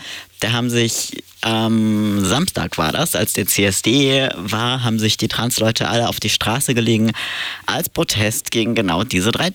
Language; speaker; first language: German; native; German